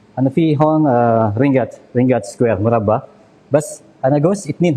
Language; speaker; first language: Arabic; non-native, learner; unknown